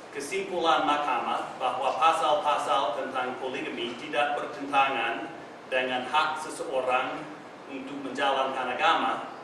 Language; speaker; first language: Indonesian; non-native, fluent; English